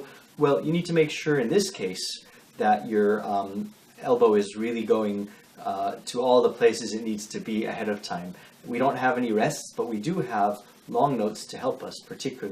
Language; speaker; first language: English; native; English